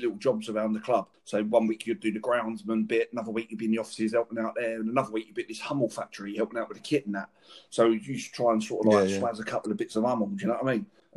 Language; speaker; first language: English; native; English